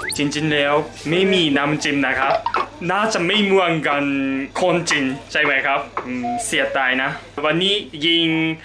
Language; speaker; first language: Thai; non-native, learner; Japanese